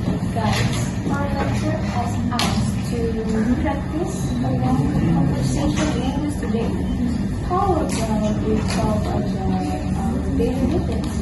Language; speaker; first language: English; non-native, learner; Indonesian